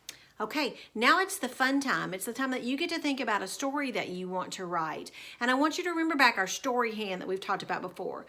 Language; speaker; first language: English; native; English